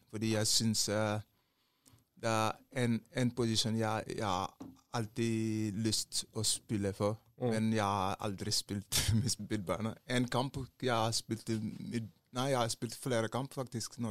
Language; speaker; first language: Norwegian; non-native, learner; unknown